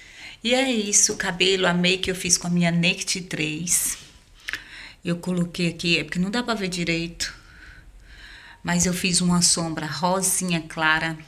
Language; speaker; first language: Portuguese; native; Portuguese